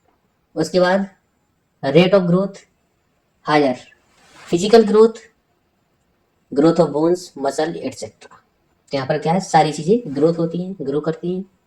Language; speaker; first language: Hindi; native; Hindi